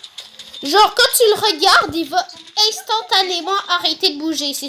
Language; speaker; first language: French; native; French